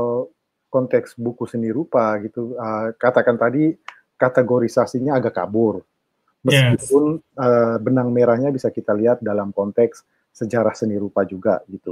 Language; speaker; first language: Indonesian; native; Indonesian